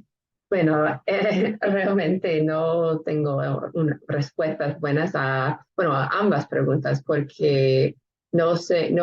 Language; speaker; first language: Spanish; non-native, fluent; English